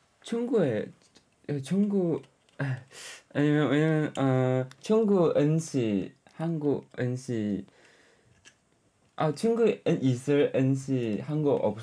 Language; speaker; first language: Korean; non-native, learner; Chinese